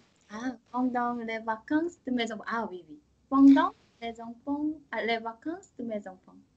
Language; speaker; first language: French; non-native, learner; Korean